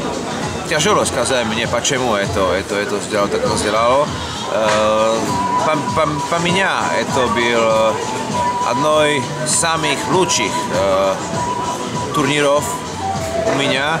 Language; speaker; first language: Russian; non-native, learner; Slovak